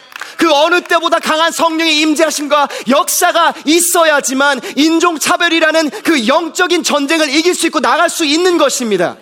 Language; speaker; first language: Korean; native; Korean